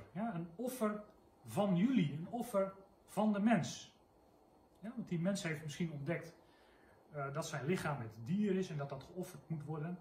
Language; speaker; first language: Dutch; native; Dutch